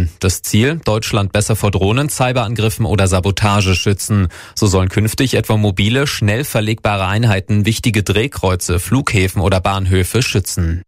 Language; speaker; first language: German; native; German